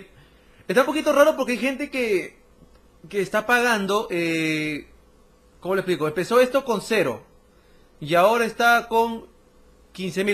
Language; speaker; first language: Spanish; native; Spanish